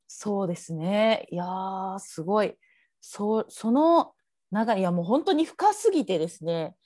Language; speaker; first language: Japanese; native; Japanese